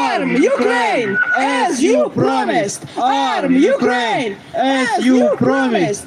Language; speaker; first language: English; non-native, fluent; Ukrainian